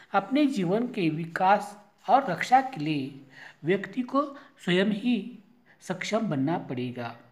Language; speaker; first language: Hindi; non-native, local second language; Marathi